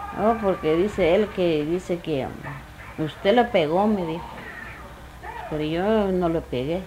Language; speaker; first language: Spanish; non-native, local second language; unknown